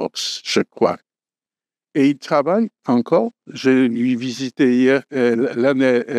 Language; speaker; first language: French; non-native, fluent; Polish